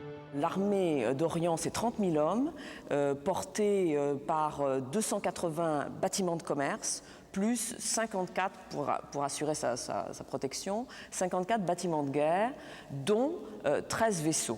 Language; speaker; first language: French; native; French